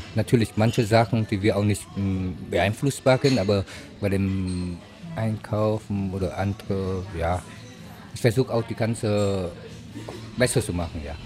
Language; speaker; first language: German; non-native, learner; Vietnamese